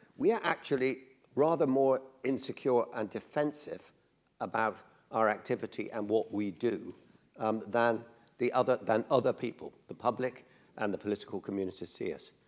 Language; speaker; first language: English; native; English